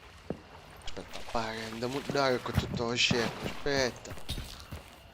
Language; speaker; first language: Italian; native; Italian